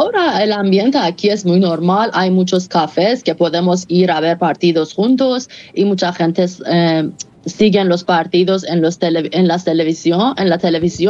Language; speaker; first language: Spanish; non-native, fluent; Persian